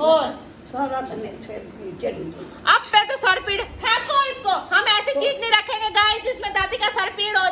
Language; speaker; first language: Hindi; native; Hindi